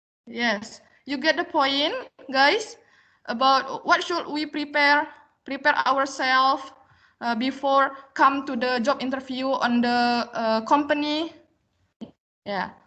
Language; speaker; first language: English; non-native, learner; Indonesian